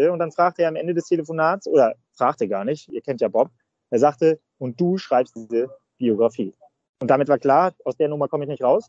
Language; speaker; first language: German; native; German